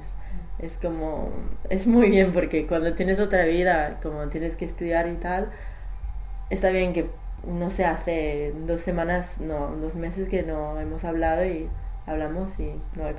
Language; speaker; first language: Spanish; non-native, fluent; English